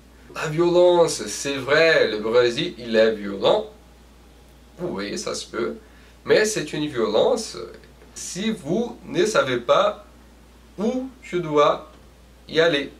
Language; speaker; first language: French; non-native, fluent; Portuguese